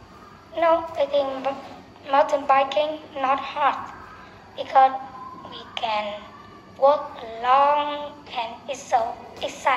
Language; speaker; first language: English; non-native, learner; Vietnamese